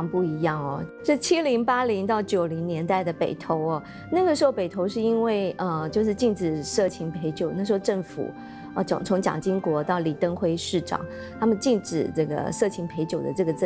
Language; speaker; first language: Chinese; native; Chinese